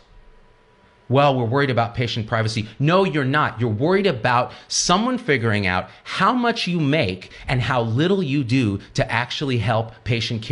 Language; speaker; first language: English; native; English